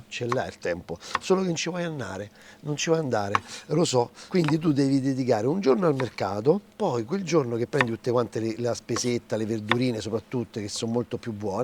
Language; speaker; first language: Italian; native; Italian